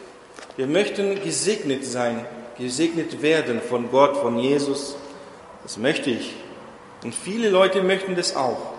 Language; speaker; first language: German; non-native, fluent; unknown